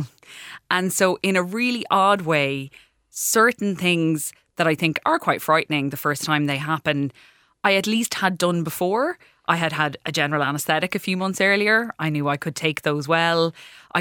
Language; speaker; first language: English; native; English